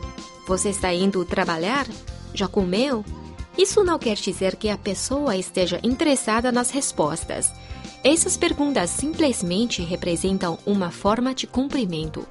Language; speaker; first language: Portuguese; non-native, fluent; Chinese